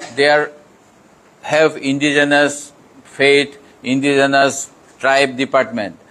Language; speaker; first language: English; non-native, local second language; Assamese